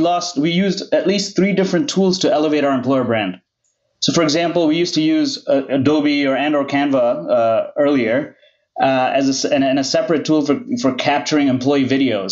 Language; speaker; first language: English; non-native, local second language; Gujarati